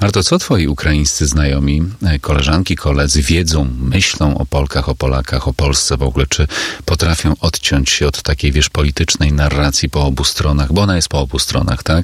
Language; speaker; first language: Polish; native; Polish